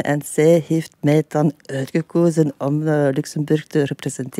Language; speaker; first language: Dutch; non-native, fluent; French